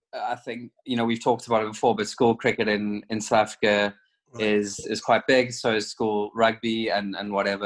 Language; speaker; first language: English; native; English